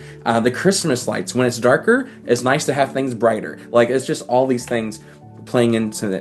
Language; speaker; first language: English; native; English